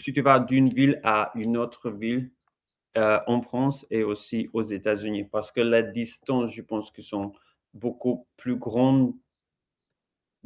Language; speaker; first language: French; non-native, learner; English